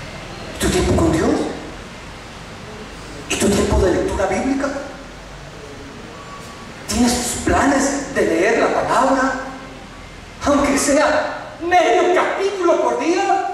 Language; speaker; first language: Spanish; native; Spanish